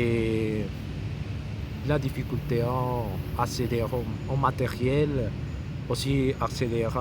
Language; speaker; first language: French; non-native, learner; Spanish